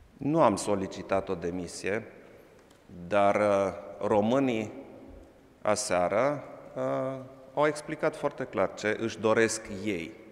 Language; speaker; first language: Romanian; non-native, local second language; German